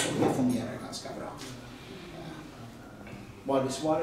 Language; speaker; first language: Swedish; non-native, fluent; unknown